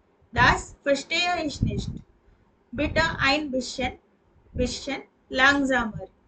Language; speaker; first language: German; non-native, fluent; Hindi